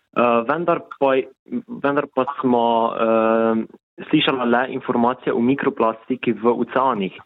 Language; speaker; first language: Slovenian; native; Slovenian